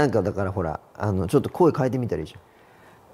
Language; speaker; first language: Japanese; native; Japanese